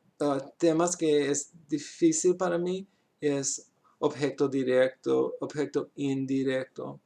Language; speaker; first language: Spanish; non-native, learner; English